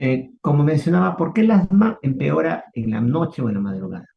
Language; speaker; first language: Spanish; native; Spanish